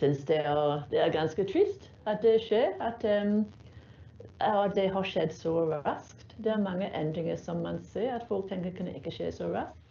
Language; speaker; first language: Norwegian; non-native, fluent; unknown